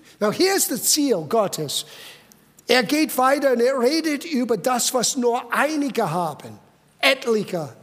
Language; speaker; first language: German; non-native, fluent; English